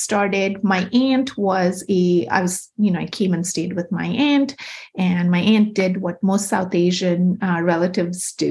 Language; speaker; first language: English; non-native, local second language; Bangla